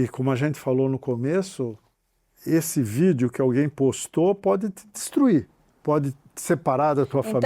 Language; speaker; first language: Portuguese; native; Portuguese